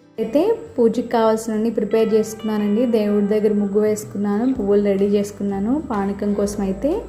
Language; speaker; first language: Telugu; native; Telugu